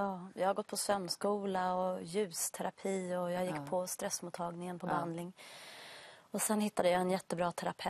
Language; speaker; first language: Swedish; native; Swedish